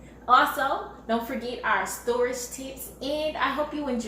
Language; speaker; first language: English; native; English